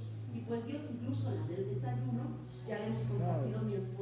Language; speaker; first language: Spanish; native; Spanish